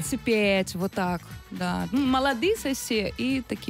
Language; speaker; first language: Russian; non-native, learner; Portuguese